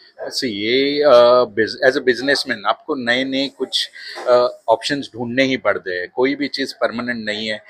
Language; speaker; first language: Hindi; non-native, local second language; Marathi